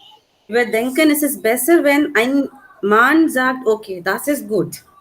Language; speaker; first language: German; non-native, learner; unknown